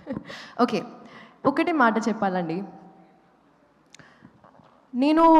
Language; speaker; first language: Telugu; non-native, local second language; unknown